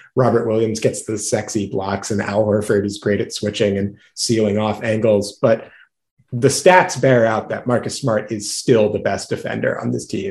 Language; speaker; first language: English; native; English